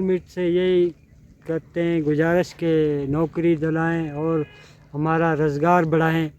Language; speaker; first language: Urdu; non-native, local second language; Kashmiri